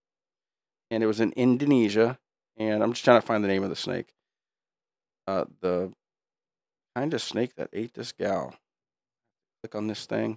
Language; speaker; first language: English; native; English